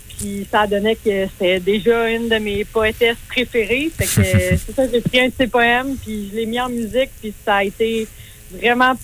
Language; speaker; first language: French; native; French